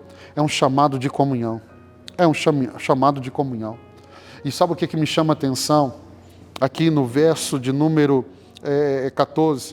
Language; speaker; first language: Portuguese; native; Portuguese